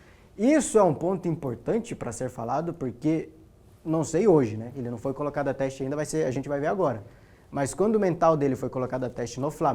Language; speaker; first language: Portuguese; native; Portuguese